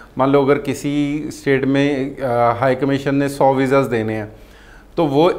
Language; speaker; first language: Hindi; non-native, local second language; Punjabi